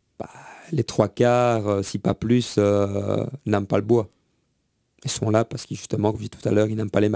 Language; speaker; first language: French; native; French